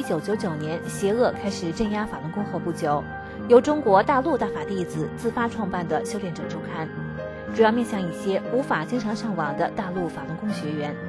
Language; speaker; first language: Chinese; native; Chinese